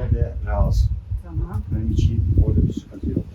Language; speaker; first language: Turkish; non-native, fluent; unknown